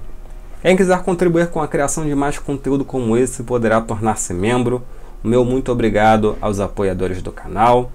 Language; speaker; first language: Portuguese; native; Portuguese